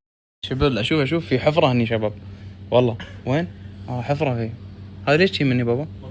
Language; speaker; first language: Arabic; native; Arabic